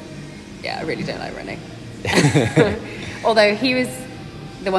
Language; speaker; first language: English; native; English